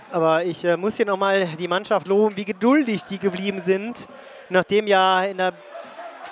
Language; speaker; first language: German; native; German